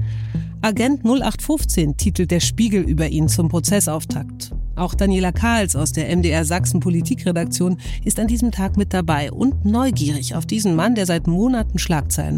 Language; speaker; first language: German; native; German